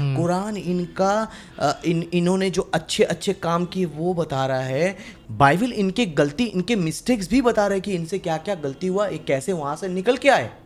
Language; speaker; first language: Hindi; non-native, local second language; Bangla